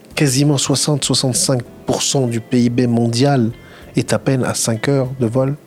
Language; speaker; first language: French; non-native, local second language; Arabic